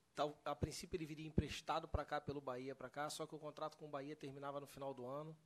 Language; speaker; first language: Portuguese; native; Portuguese